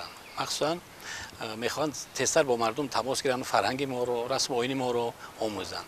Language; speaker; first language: Persian; native; Persian